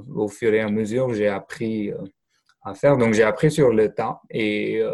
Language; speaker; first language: French; non-native, fluent; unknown